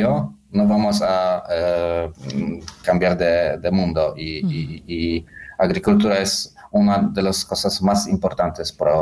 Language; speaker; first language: Spanish; non-native, learner; Polish